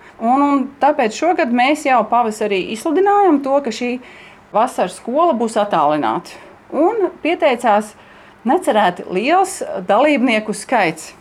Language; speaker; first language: Latvian; native; Latvian